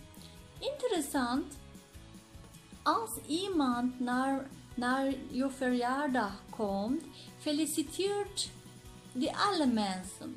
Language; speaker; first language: Dutch; non-native, learner; Turkish